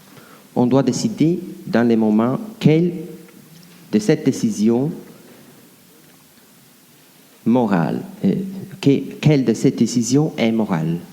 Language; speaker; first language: French; non-native, fluent; Italian